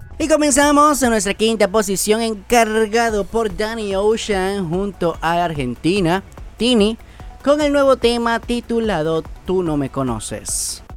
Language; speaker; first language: Spanish; native; Spanish